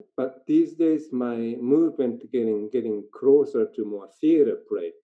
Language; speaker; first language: English; non-native, learner; Japanese